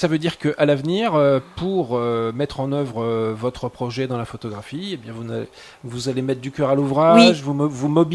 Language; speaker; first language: French; native; French